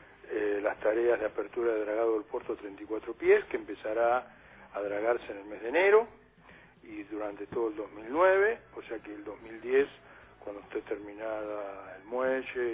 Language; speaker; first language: Spanish; native; Spanish